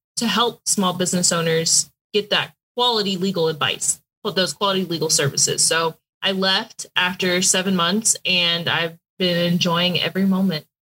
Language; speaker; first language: English; native; English